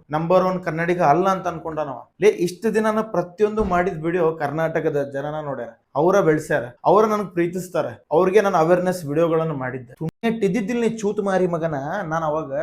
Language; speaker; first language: Kannada; non-native, local second language; Marathi